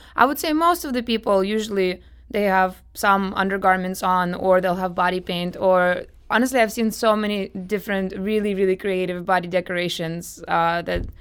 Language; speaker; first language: English; non-native, fluent; Russian